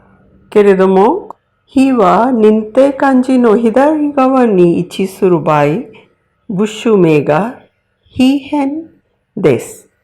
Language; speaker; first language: Japanese; non-native, fluent; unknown